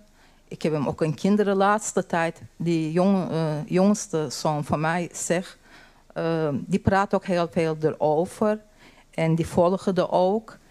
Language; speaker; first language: Dutch; non-native, learner; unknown